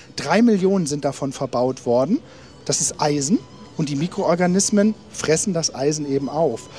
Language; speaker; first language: German; native; German